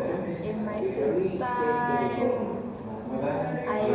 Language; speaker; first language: English; non-native, learner; Indonesian